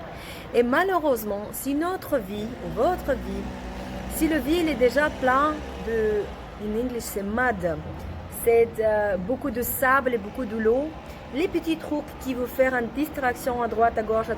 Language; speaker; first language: French; non-native, learner; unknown